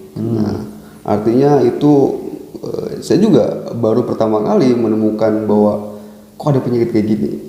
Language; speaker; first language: Indonesian; native; Indonesian